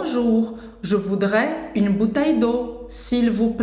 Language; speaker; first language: French; non-native, fluent; Portuguese